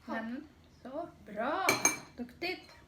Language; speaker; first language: Swedish; non-native, fluent; Thai